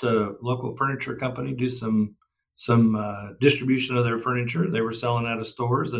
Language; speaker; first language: English; native; English